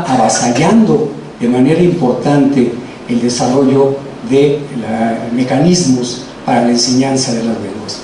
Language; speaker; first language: Spanish; native; Spanish